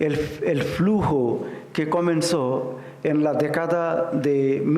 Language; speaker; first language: Spanish; non-native, fluent; Bangla